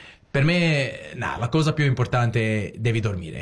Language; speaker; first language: Italian; early bilingual, heritage; Italian